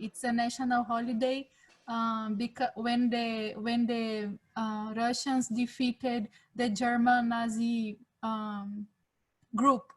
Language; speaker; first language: English; non-native, fluent; Portuguese